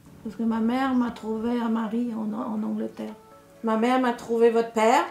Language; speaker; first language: French; non-native, local second language; Morisyen